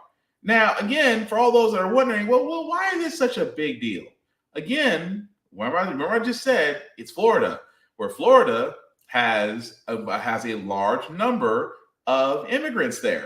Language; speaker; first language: English; native; English